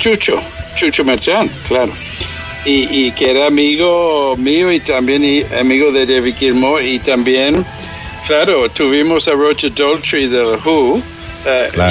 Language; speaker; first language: Spanish; early bilingual, heritage; English